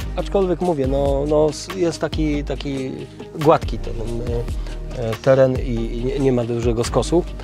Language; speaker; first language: Polish; native; Polish